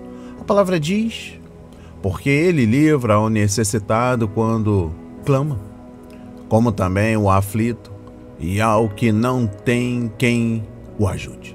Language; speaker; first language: Portuguese; native; Portuguese